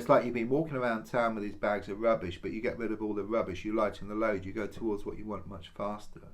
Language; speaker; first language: English; native; English